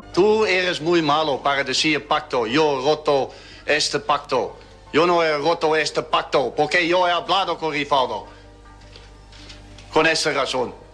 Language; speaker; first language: Spanish; non-native, learner; Dutch